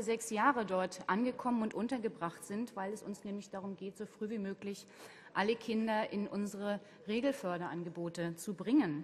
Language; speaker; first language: German; native; German